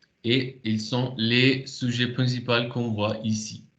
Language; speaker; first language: French; non-native, fluent; Spanish